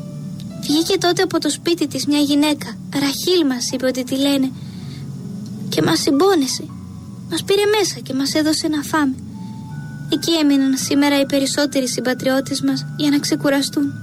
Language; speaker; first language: Greek; native; Greek